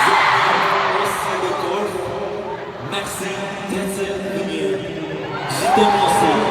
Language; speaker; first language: French; non-native, learner; Korean